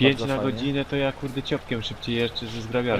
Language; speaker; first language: Polish; native; Polish